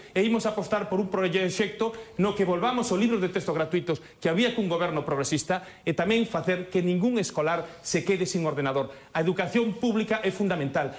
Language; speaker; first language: Galician; native; Galician